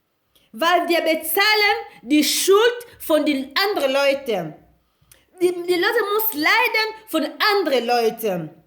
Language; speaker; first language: German; non-native, learner; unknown